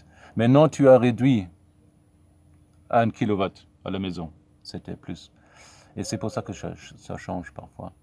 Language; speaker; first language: French; non-native, fluent; German